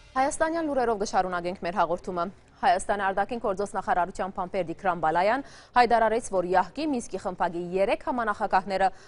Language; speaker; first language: Armenian; early bilingual, heritage; Armenian